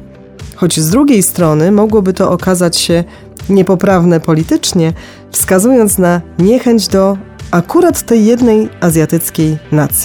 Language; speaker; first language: Polish; native; Polish